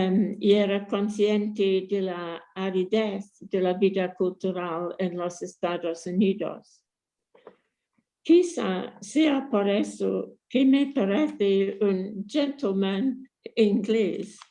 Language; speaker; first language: Spanish; non-native, fluent; English